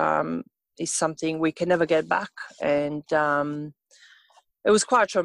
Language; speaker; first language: English; non-native, fluent; Serbian